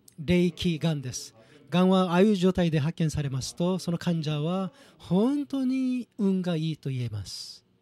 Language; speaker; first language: Japanese; non-native, fluent; Korean